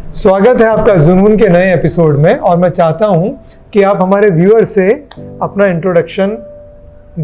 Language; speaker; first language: Hindi; native; Hindi